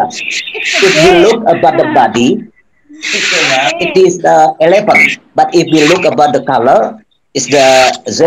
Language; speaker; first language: English; non-native, learner; Indonesian